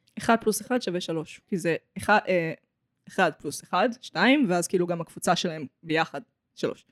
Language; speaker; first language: Hebrew; native; Hebrew